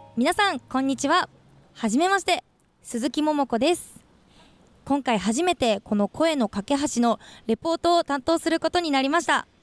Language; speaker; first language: Japanese; native; Japanese